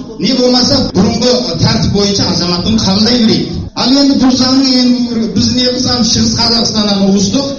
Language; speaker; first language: Kazakh; native; Kazakh